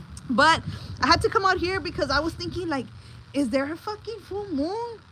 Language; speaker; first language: English; early bilingual, other home language; Spanish